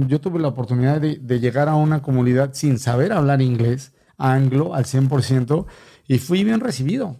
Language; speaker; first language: Spanish; native; Spanish